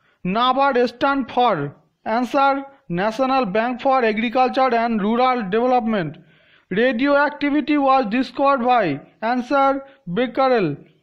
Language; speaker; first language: English; non-native, local second language; Bangla